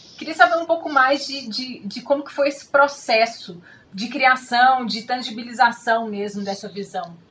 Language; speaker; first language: Portuguese; native; Portuguese